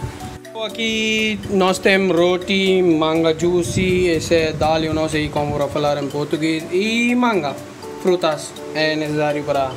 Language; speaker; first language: Portuguese; non-native, learner; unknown